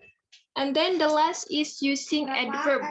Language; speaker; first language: English; non-native, fluent; Indonesian